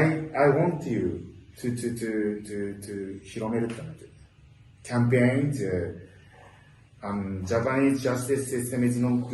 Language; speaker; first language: English; non-native, learner; Japanese